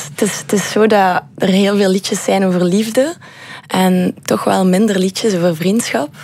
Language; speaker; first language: Dutch; native; Dutch